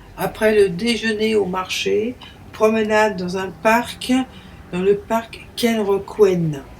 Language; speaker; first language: French; native; French